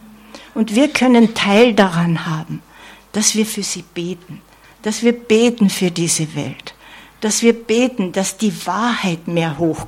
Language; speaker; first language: German; non-native, fluent; English